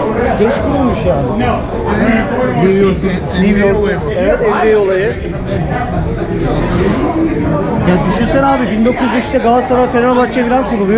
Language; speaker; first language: Turkish; native; Turkish